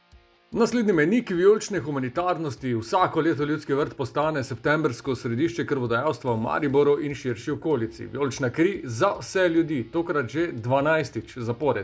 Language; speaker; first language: Slovenian; native; Slovenian